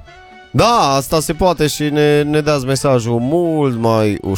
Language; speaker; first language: Romanian; native; Romanian